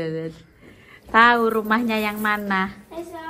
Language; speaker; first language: Indonesian; native; Indonesian